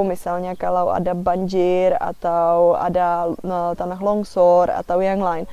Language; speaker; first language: Indonesian; non-native, fluent; Czech